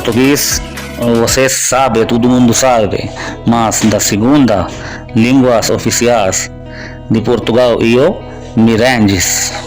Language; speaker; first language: Portuguese; non-native, learner; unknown